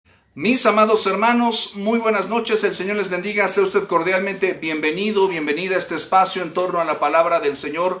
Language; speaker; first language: Spanish; native; Spanish